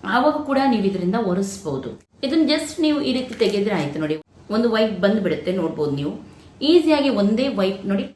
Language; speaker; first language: Kannada; native; Kannada